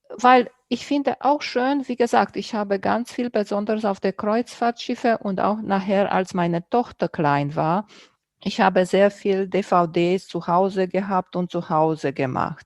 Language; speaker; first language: German; non-native, fluent; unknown